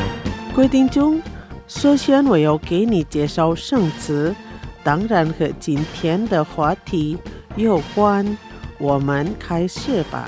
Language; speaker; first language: Chinese; non-native, fluent; Indonesian